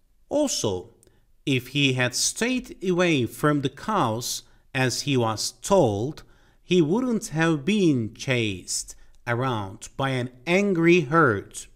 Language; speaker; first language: English; non-native, fluent; Turkish